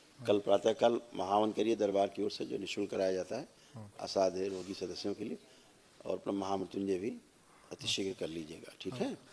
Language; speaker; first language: Hindi; native; Hindi